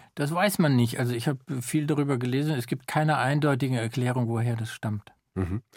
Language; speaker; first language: German; native; German